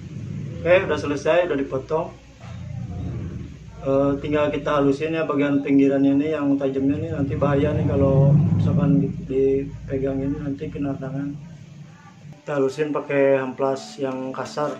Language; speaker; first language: Indonesian; native; Indonesian